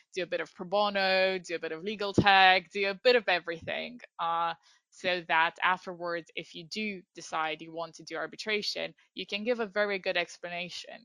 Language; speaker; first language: English; non-native, fluent; Romanian